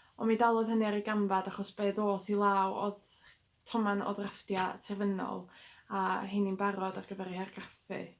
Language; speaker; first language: Welsh; native; Welsh